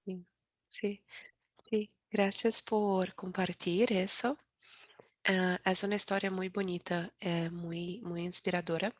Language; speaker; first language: Spanish; non-native, learner; Portuguese